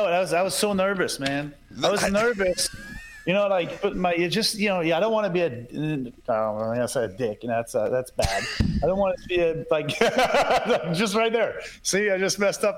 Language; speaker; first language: English; non-native, fluent; French